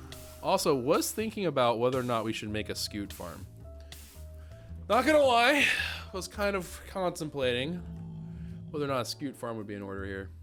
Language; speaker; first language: English; native; English